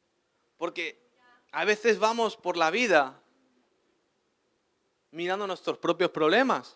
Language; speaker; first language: Spanish; native; Spanish